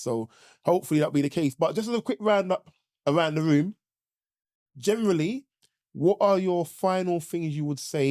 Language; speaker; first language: English; native; English